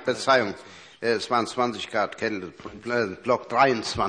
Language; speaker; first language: German; native; German